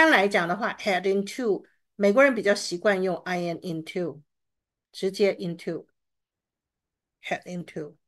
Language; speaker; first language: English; non-native, fluent; Chinese